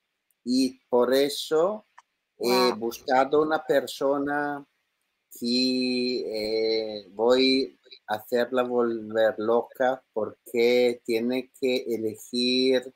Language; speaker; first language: Spanish; non-native, learner; Italian